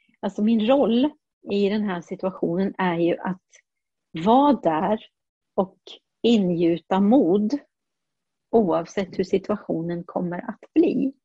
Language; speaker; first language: Swedish; early bilingual, heritage; Swedish